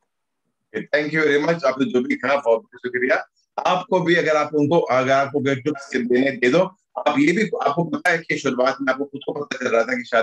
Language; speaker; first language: Hindi; native; Hindi